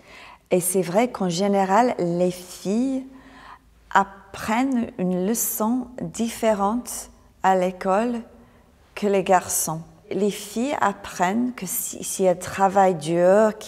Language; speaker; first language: French; non-native, fluent; English